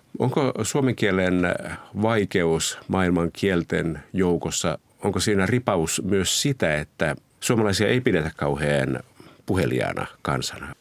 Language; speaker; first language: Finnish; native; Finnish